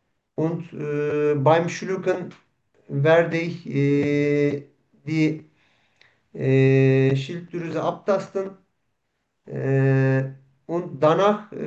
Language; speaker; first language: German; non-native, fluent; Turkish